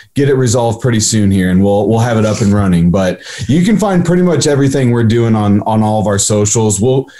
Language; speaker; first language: English; native; English